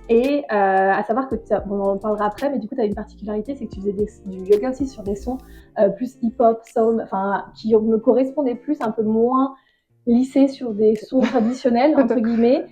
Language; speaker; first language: French; native; French